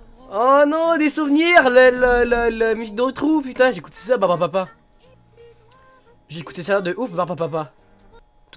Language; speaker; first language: French; native; French